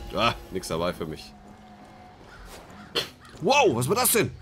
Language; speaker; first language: German; native; German